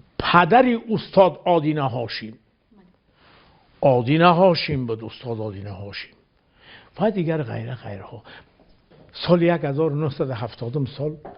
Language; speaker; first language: Tajik; native; Tajik